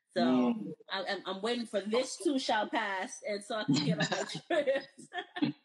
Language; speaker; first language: English; native; English